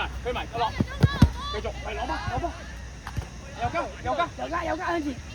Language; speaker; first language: Cantonese; native; Cantonese